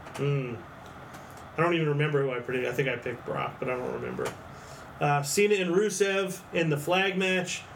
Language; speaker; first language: English; native; English